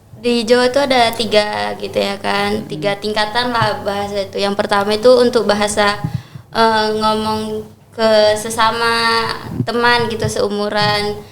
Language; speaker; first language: Indonesian; non-native, local second language; Javanese